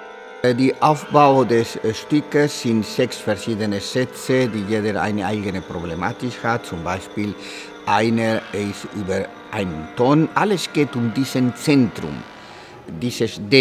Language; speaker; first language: German; non-native, fluent; Spanish